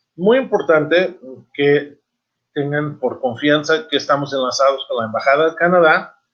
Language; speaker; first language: Spanish; non-native, fluent; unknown